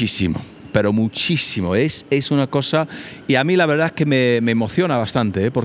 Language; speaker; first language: Spanish; non-native, fluent; English